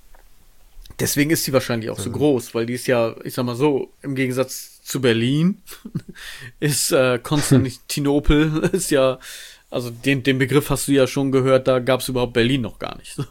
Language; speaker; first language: German; native; German